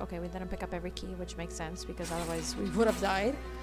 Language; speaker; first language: English; early bilingual, other home language; Italian